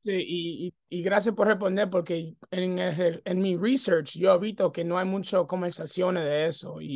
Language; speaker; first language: Spanish; early bilingual, heritage; English